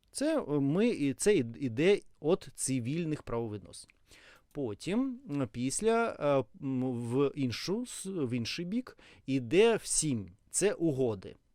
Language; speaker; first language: Ukrainian; non-native, local second language; Russian